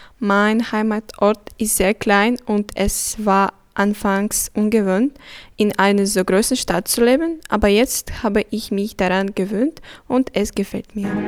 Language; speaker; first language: German; non-native, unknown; Ukrainian